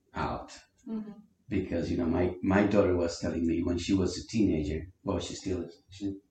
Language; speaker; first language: English; non-native, fluent; Spanish